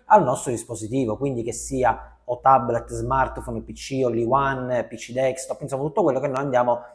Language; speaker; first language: Italian; native; Italian